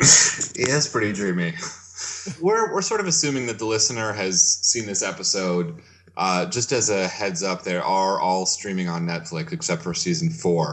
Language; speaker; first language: English; native; English